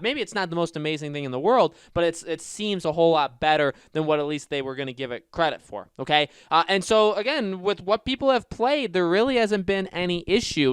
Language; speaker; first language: English; native; English